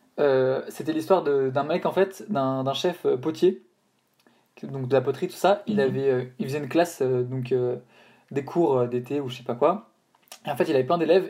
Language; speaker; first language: French; native; French